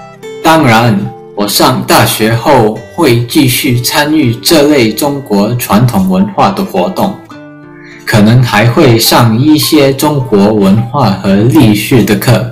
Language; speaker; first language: Chinese; early bilingual, heritage; English